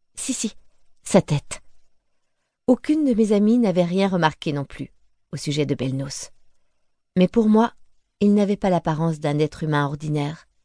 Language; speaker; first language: French; native; French